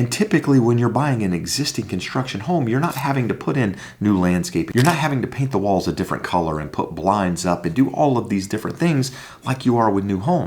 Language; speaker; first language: English; native; English